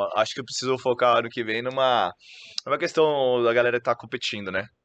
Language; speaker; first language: Portuguese; native; Portuguese